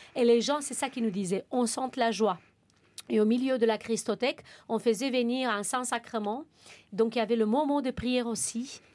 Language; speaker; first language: French; non-native, fluent; Romanian